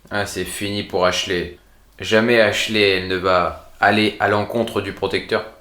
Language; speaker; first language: French; native; French